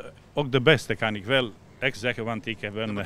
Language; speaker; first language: Dutch; non-native, fluent; Romanian